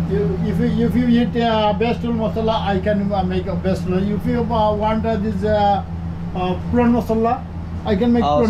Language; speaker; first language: English; non-native, learner; Sylheti